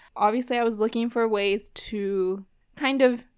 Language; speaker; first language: English; early bilingual, other home language; Japanese